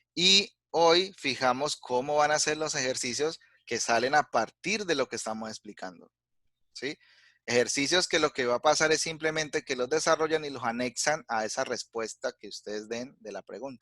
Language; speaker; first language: Spanish; native; Spanish